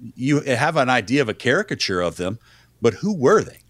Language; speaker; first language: English; native; English